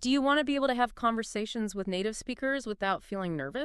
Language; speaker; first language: English; native; English